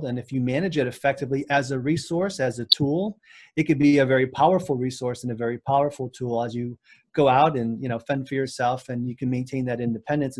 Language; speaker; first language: English; native; English